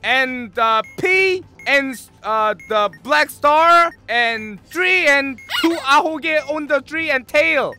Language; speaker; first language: English; non-native, learner; Korean